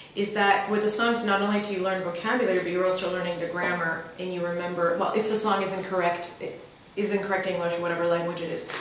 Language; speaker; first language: English; early bilingual, other home language; Russian